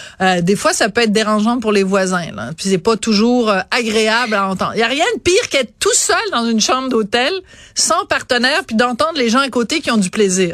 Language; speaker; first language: French; native; French